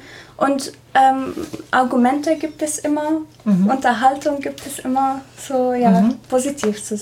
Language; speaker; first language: German; non-native, fluent; Arabic